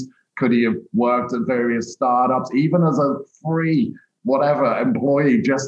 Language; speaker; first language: English; native; English